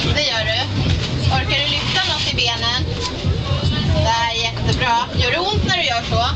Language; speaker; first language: Swedish; native; Swedish